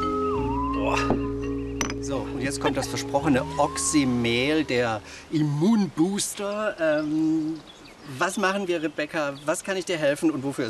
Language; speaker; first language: German; native; German